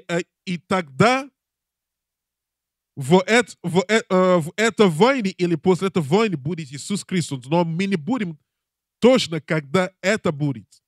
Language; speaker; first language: Russian; non-native, learner; English